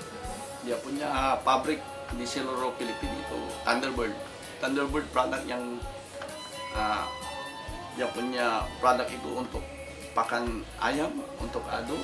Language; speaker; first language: Indonesian; non-native, fluent; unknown